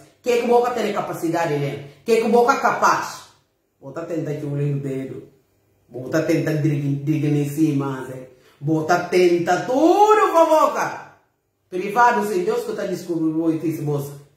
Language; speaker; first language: Portuguese; non-native, local second language; Upper Guinea Crioulo